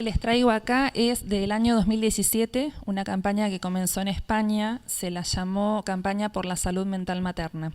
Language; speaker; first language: Spanish; native; Spanish